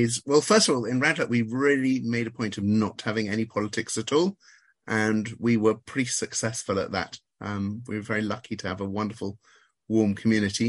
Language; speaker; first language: English; native; English